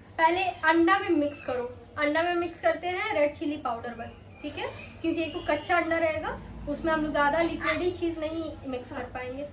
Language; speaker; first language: Hindi; native; Hindi